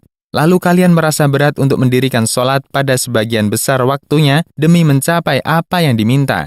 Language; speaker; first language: Indonesian; native; Indonesian